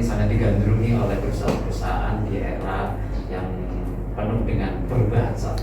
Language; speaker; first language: Indonesian; non-native, local second language; Javanese